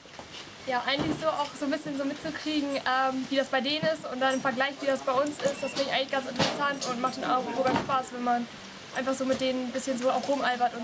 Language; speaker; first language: German; native; German